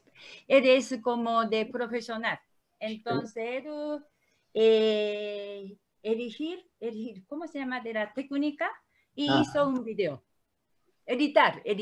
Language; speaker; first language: Spanish; non-native, learner; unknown